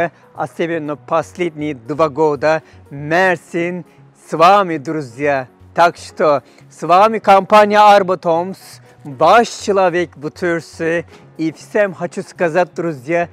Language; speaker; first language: Russian; non-native, fluent; Turkish